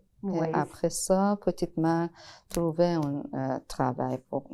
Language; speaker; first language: French; non-native, learner; Persian